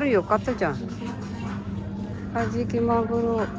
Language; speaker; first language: Japanese; non-native, learner; Filipino